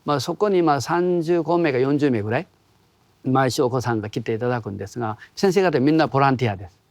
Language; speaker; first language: Japanese; non-native, fluent; Korean